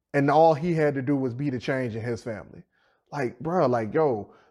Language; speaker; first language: English; native; English